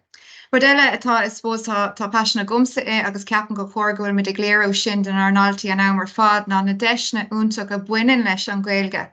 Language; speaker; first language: Irish; non-native, local second language; English